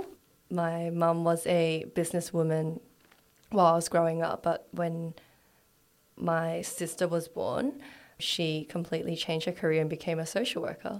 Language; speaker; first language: English; non-native, local second language; Cantonese